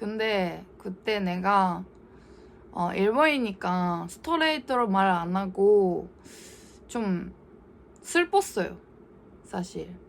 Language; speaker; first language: Korean; non-native, learner; Japanese